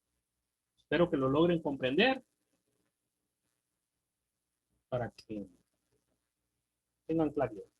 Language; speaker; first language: Spanish; native; Spanish